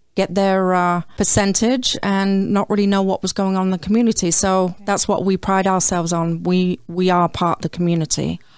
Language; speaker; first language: English; native; English